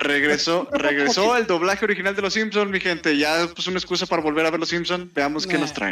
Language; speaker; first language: Spanish; native; Spanish